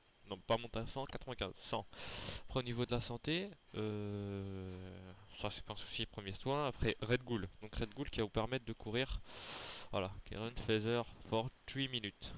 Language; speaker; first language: French; native; French